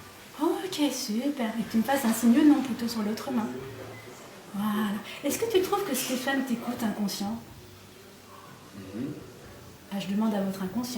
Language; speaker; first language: French; native; French